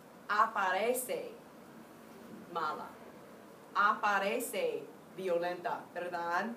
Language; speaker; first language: Spanish; non-native, fluent; English